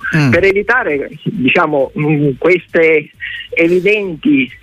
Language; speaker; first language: Italian; native; Italian